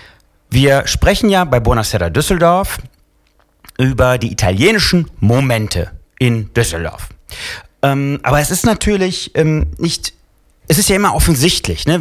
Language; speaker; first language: German; non-native, fluent; Italian